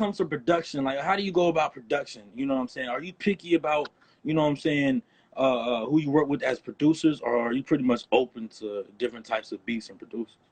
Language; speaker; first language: English; native; English